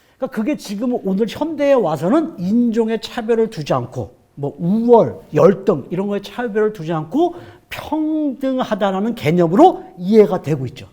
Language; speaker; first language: Korean; native; Korean